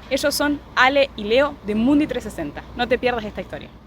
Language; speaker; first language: Spanish; native; Spanish